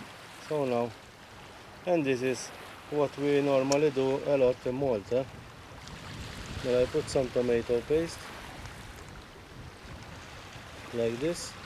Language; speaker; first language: English; non-native, local second language; Maltese